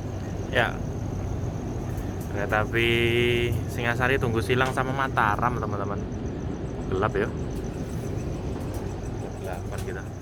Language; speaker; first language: Indonesian; native; Indonesian